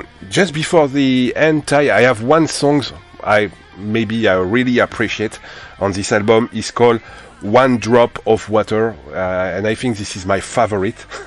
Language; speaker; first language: English; non-native, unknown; French